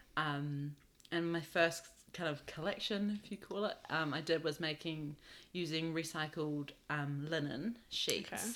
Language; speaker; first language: English; native; English